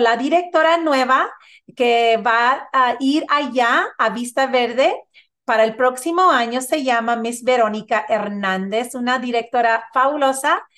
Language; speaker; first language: Spanish; early bilingual, heritage; Spanish